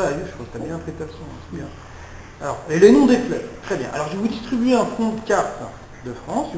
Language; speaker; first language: French; native; French